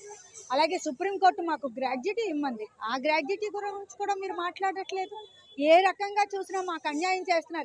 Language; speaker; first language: Telugu; native; Telugu